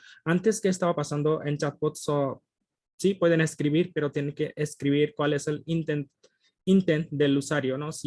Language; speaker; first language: Spanish; non-native, fluent; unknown